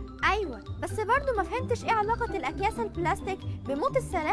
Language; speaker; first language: Arabic; native; Arabic